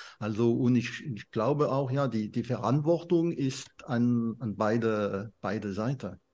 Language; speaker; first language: German; non-native, learner; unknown